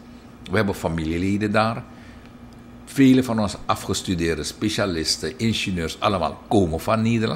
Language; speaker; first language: Dutch; native; Dutch